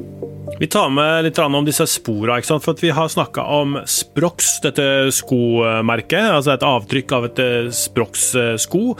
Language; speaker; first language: Norwegian; native; Norwegian